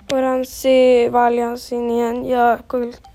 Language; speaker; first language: Finnish; non-native, learner; Swedish